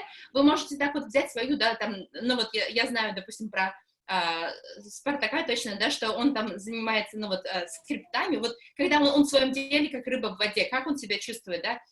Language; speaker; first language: Russian; native; Russian